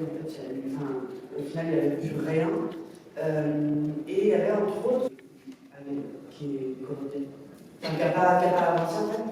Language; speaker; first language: French; native; French